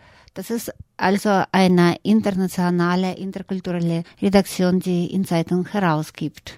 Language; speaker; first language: German; non-native, fluent; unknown